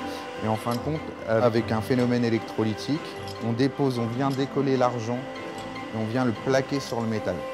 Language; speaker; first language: French; native; French